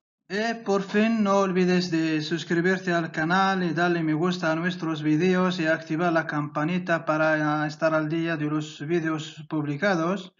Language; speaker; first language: Spanish; non-native, fluent; Arabic